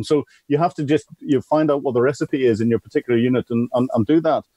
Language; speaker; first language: English; native; English